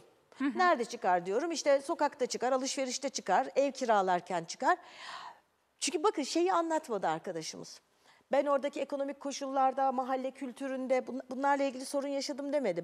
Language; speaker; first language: Turkish; native; Turkish